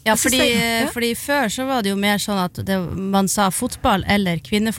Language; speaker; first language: Norwegian; native; Norwegian